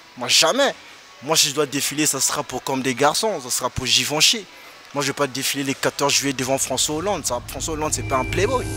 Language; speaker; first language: French; early bilingual, other home language; Lingala